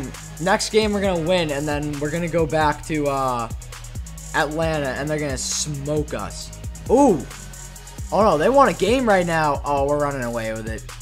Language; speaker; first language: English; native; English